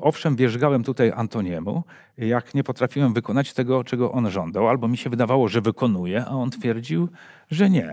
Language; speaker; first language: Polish; native; Polish